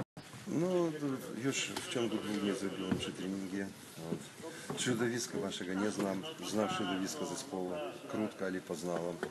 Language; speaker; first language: Polish; non-native, learner; Russian